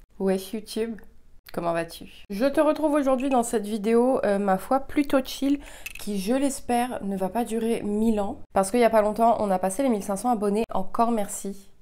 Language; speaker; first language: French; early bilingual, heritage; French